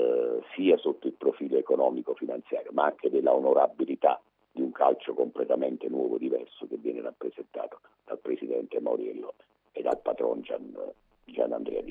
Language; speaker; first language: Italian; native; Italian